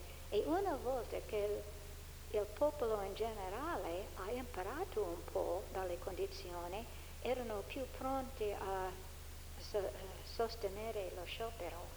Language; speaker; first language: Italian; non-native, fluent; English